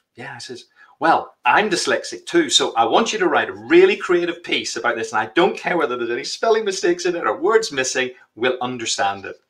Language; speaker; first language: English; native; English